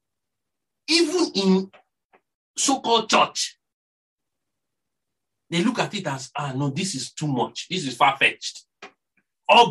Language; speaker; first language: English; non-native, local second language; Yoruba